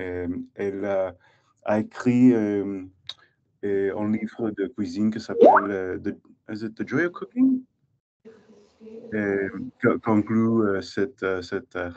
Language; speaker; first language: French; non-native, learner; English